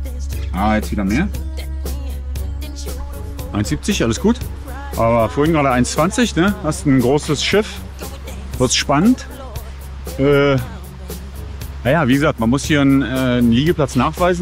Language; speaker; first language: German; native; German